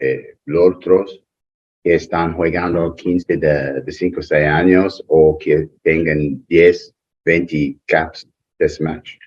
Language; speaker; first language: Spanish; non-native, learner; English